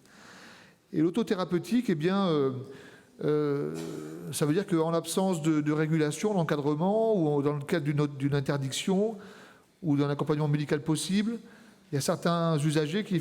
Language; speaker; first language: French; native; French